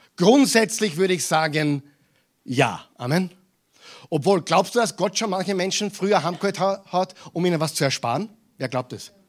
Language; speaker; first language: German; non-native, fluent; English